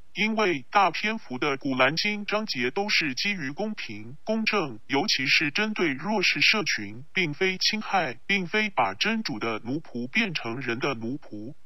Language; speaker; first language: Chinese; non-native, local second language; Cantonese